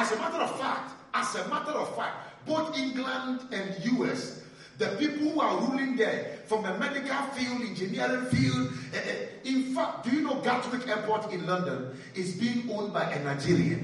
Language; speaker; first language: English; non-native, local second language; Akan